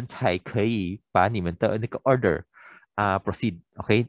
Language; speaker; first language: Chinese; non-native, local second language; Filipino